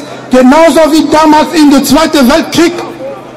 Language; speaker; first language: German; non-native, fluent; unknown